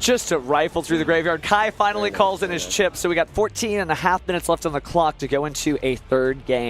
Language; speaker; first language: English; native; English